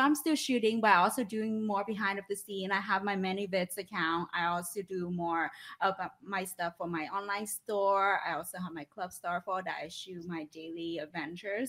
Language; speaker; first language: English; non-native, fluent; Vietnamese